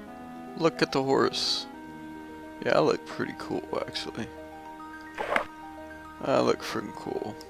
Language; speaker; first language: English; native; English